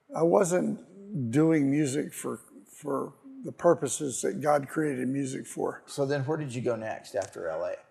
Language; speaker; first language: English; native; English